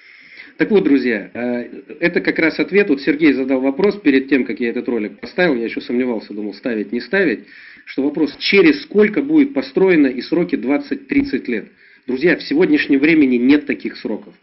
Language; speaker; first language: Russian; native; Russian